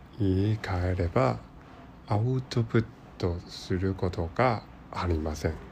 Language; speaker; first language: Japanese; non-native, learner; Cantonese